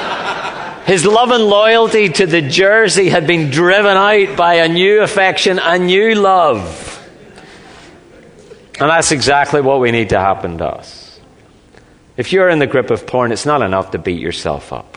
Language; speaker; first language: English; native; English